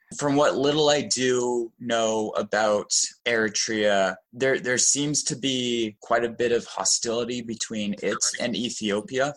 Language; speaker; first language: English; native; English